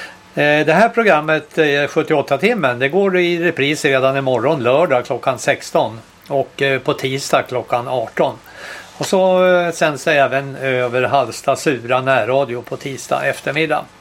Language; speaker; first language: Swedish; native; Swedish